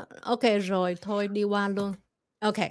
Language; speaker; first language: Vietnamese; early bilingual, heritage; Vietnamese